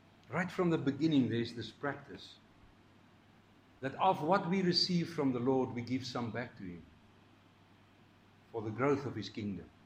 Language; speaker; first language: English; non-native, local second language; Afrikaans